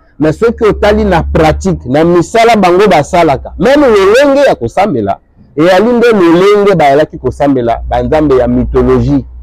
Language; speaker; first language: Lingala; native; Lingala